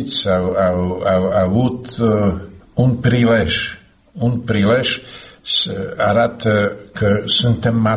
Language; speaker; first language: Romanian; non-native, learner; Slovak